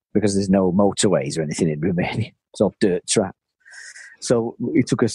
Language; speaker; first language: English; native; English